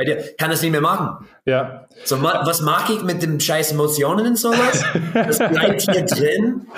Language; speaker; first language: German; non-native, learner; English